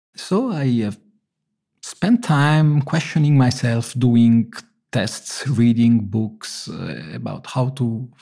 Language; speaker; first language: English; non-native, fluent; Italian